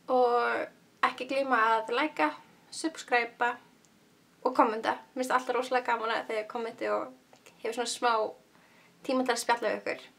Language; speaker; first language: Icelandic; early bilingual, heritage; Icelandic